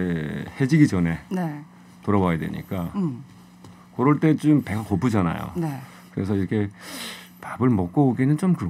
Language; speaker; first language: Korean; native; Korean